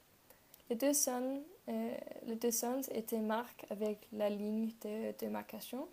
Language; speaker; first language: French; non-native, learner; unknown